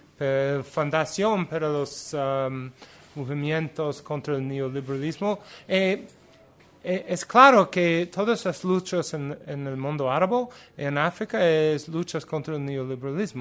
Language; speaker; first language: Spanish; non-native, learner; English